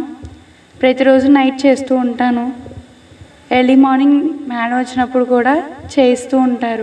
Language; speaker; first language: Telugu; native; Telugu